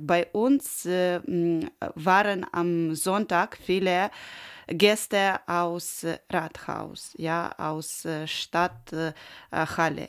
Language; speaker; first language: German; non-native, learner; Ukrainian